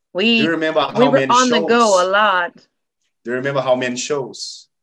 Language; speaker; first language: English; non-native, learner; Portuguese